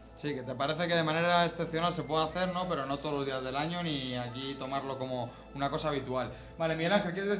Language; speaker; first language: Spanish; native; Spanish